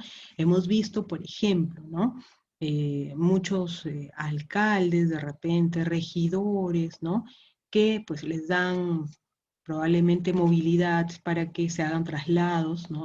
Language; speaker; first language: Spanish; native; Spanish